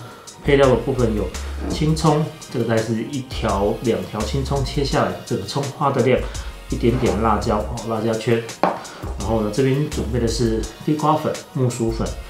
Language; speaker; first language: Chinese; native; Chinese